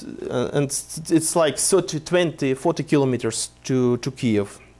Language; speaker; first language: English; non-native, fluent; Ukrainian